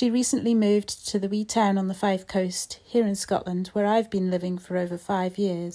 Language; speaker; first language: English; native; English